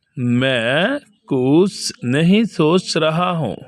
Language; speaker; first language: Hindi; non-native, fluent; Bangla